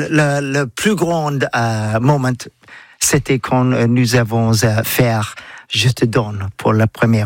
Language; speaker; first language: French; non-native, learner; English